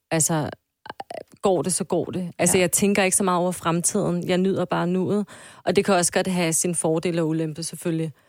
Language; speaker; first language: Danish; early bilingual, other home language; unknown